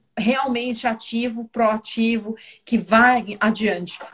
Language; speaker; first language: Portuguese; native; Portuguese